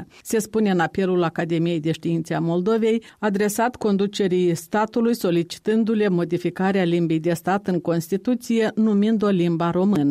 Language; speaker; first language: Romanian; native; Romanian